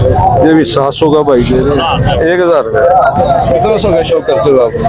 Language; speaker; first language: Hindi; non-native, local second language; Punjabi